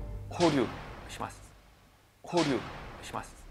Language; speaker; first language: Japanese; non-native, learner; Korean